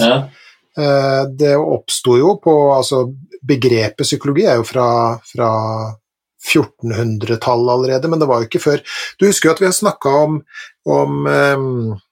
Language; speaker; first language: Norwegian; native; Norwegian